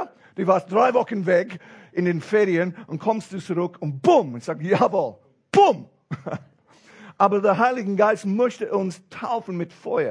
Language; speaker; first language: German; non-native, fluent; English